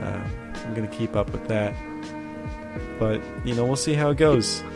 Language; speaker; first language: English; native; English